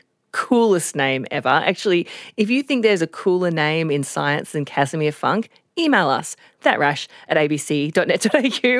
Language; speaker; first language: English; native; English